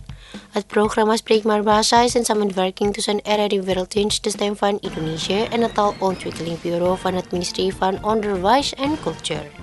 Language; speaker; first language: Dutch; non-native, local second language; Indonesian